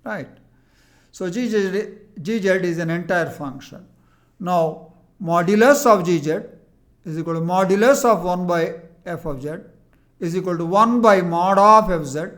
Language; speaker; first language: English; non-native, local second language; Telugu